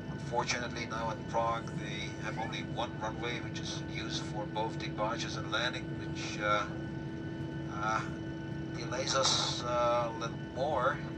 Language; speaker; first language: English; non-native, fluent; Czech